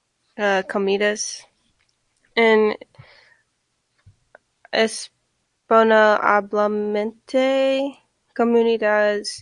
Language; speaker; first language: Spanish; non-native, learner; English